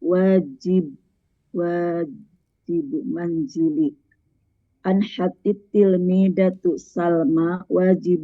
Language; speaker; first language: Arabic; non-native, learner; Indonesian